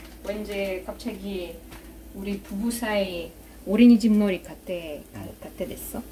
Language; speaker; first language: Korean; non-native, fluent; Russian